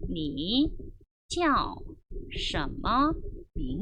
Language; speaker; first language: Chinese; non-native, fluent; Korean